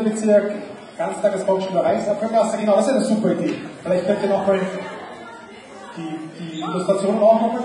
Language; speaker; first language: German; native; German